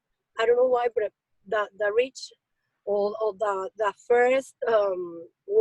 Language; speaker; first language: English; non-native, learner; Spanish